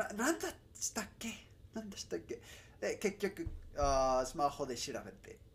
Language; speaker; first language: Japanese; non-native, learner; Spanish